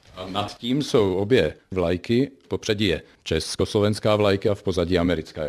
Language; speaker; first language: Czech; native; Czech